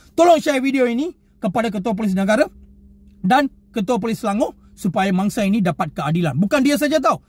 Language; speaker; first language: Malay; non-native, local second language; Tamil